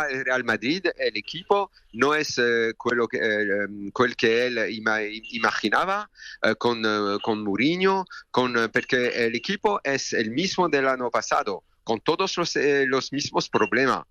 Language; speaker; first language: Spanish; non-native, learner; French